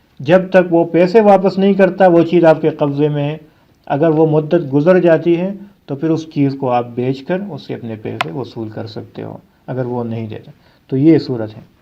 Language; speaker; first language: Urdu; non-native, local second language; Pashto